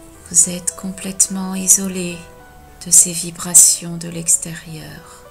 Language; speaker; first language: French; native; French